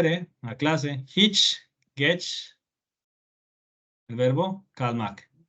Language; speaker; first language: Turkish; non-native, learner; Spanish